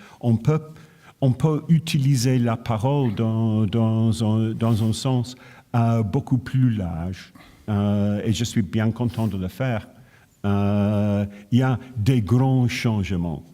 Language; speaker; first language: French; non-native, fluent; English